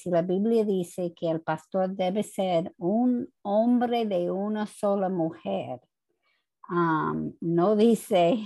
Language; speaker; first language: Spanish; non-native, fluent; English